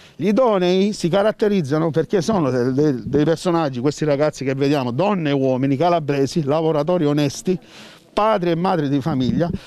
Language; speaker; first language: Italian; native; Italian